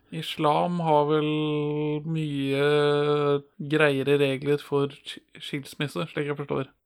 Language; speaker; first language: Norwegian; native; Norwegian